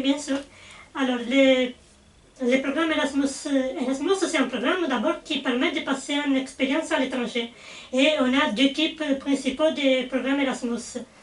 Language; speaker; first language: French; non-native, fluent; Italian